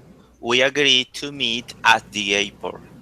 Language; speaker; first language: English; non-native, learner; Spanish